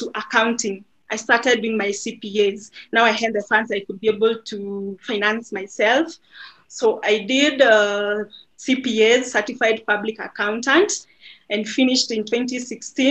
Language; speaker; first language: English; non-native, local second language; Kikuyu